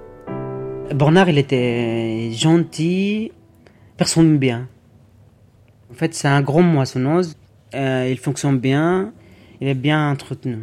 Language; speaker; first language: French; non-native, learner; Arabic